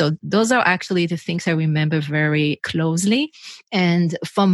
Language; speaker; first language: English; non-native, fluent; Hebrew